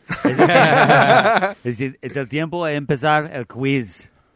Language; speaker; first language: Spanish; non-native, learner; English